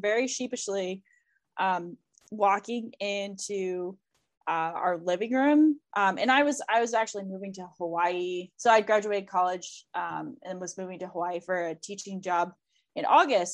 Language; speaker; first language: English; native; English